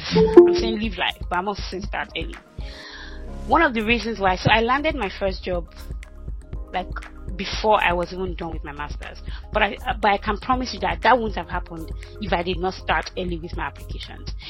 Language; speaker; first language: English; non-native, local second language; Yoruba